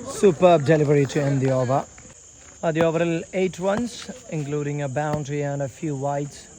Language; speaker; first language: English; non-native, local second language; Malayalam